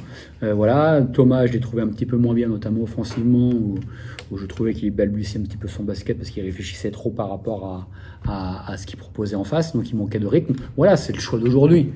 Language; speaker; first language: French; native; French